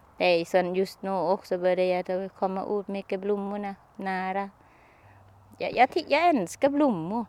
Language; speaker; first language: Swedish; non-native, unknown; Thai